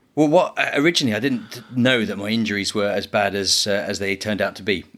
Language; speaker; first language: English; native; English